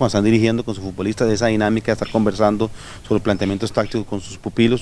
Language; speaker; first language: Spanish; native; Spanish